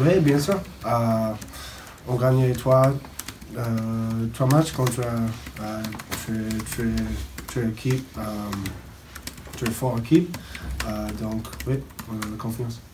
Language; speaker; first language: French; non-native, learner; English